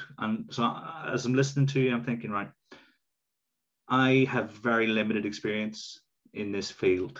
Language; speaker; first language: English; native; English